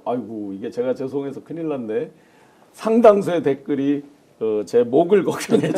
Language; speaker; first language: Korean; native; Korean